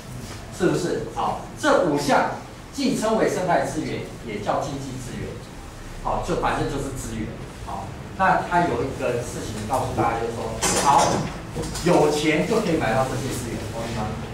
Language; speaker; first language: Chinese; native; Chinese